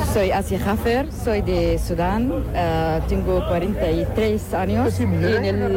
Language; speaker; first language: Spanish; non-native, learner; Arabic